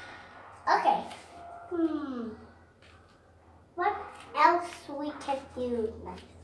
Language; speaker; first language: English; non-native, learner; Vietnamese